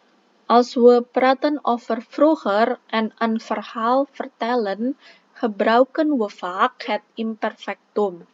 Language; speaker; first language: Dutch; non-native, fluent; Indonesian